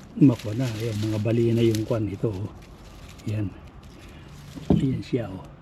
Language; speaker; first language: Filipino; native; Filipino